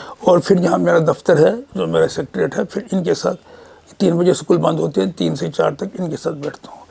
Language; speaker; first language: Urdu; non-native, local second language; Kashmiri